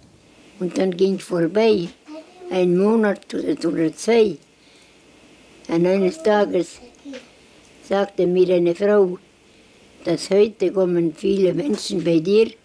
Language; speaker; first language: German; non-native, learner; Estonian